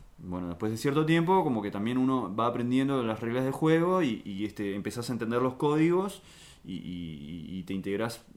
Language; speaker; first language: Spanish; early bilingual, other home language; French